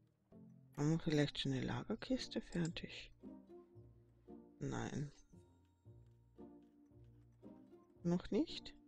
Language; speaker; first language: German; native; German